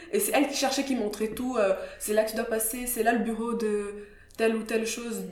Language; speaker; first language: French; non-native, local second language; Kinyarwanda